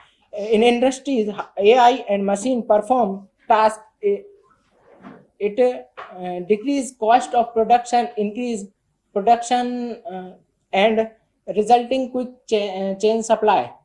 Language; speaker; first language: English; non-native, learner; Hindi